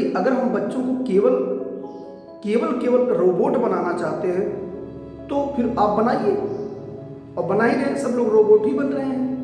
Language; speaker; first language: Hindi; native; Hindi